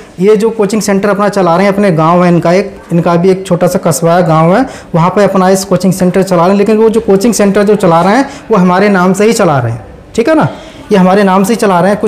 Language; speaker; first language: Hindi; native; Hindi